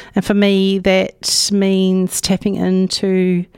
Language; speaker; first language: English; native; English